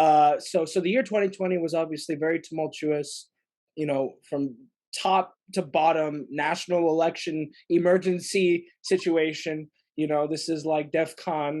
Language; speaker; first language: English; native; English